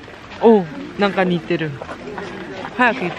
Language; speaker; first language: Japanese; non-native, fluent; Korean